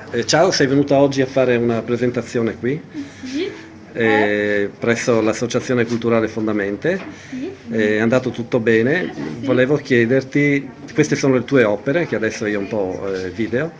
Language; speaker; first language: Italian; native; Italian